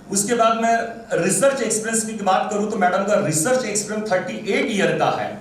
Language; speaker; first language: Hindi; non-native, local second language; Marathi